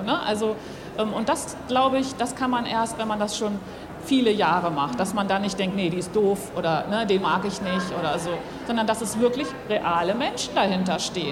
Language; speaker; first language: German; native; German